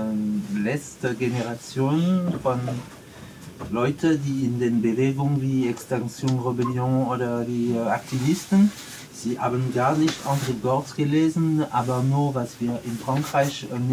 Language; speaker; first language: German; non-native, learner; French